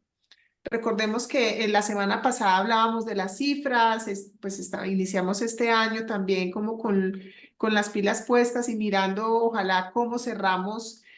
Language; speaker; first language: Spanish; native; Spanish